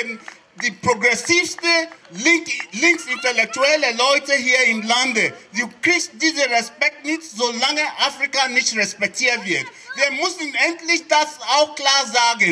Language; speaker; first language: German; non-native, fluent; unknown